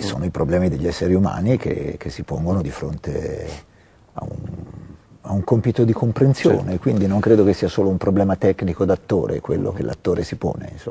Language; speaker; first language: Italian; native; Italian